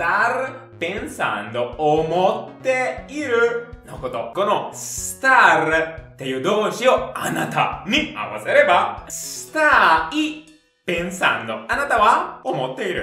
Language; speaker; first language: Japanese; non-native, fluent; Italian